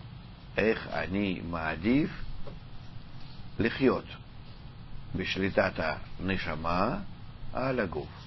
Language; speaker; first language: Hebrew; non-native, fluent; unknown